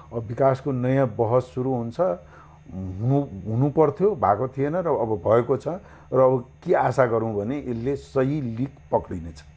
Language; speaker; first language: Nepali; native; Nepali